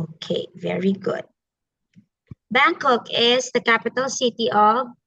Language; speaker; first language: English; non-native, fluent; Filipino